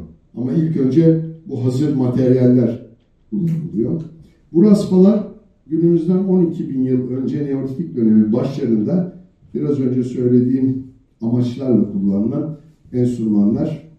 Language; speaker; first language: Turkish; native; Turkish